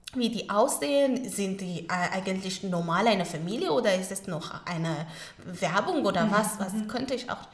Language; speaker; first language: German; non-native, fluent; Pashto